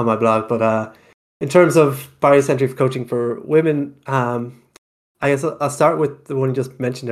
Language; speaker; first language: English; native; English